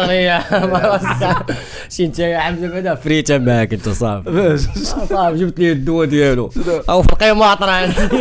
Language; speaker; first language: Arabic; native; Arabic